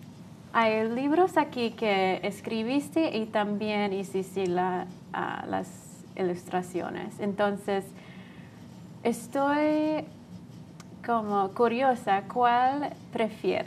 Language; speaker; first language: Spanish; non-native, learner; English